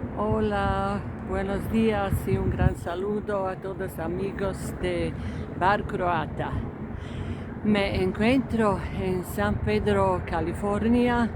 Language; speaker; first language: Spanish; non-native, fluent; Croatian